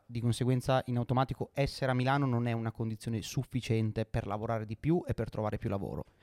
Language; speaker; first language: Italian; native; Italian